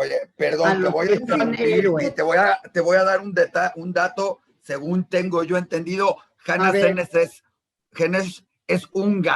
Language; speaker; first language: Spanish; native; Spanish